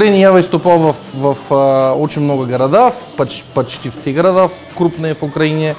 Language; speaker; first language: Russian; non-native, learner; Bulgarian